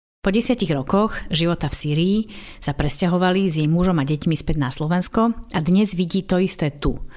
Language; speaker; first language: Slovak; native; Slovak